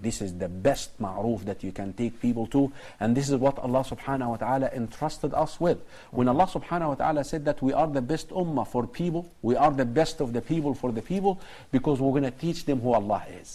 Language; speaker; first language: English; non-native, fluent; Arabic